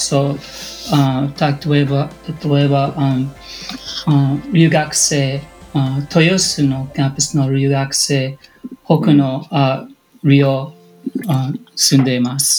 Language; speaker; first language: Japanese; non-native, learner; English